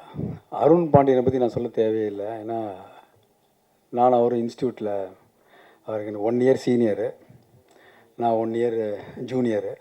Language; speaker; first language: Tamil; native; Tamil